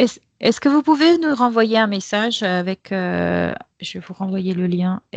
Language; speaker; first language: French; native; French